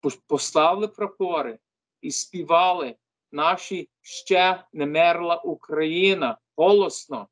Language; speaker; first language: Ukrainian; early bilingual, heritage; Ukrainian